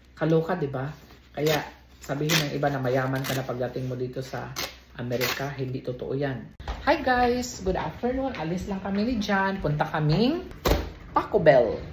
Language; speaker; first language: Filipino; non-native, local second language; Cebuano